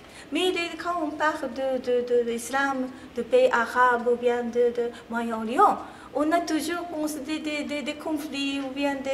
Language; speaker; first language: French; non-native, fluent; Japanese